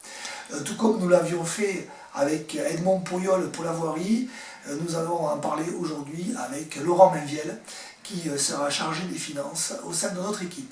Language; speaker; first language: French; native; French